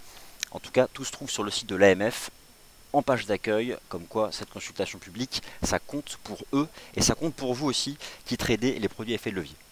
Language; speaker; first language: French; native; French